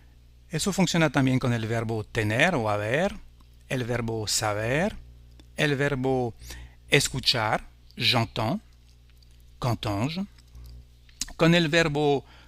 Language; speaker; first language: Spanish; non-native, fluent; French